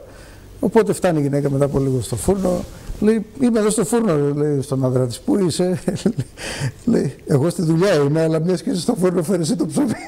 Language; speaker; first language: Greek; native; Greek